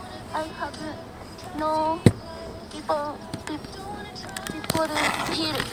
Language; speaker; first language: English; non-native, learner; Filipino